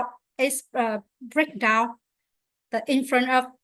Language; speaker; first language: English; non-native, learner; Vietnamese